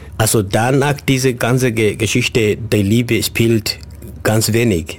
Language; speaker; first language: German; non-native, fluent; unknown